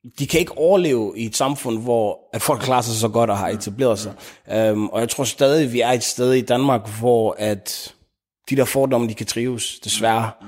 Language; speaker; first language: Danish; early bilingual, other home language; Tigrinya